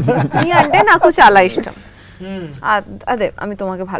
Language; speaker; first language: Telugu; non-native, learner; Bangla